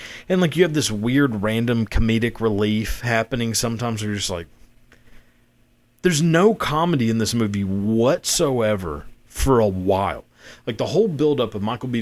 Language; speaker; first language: English; native; English